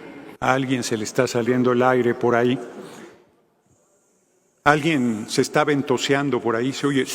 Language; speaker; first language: Spanish; native; Spanish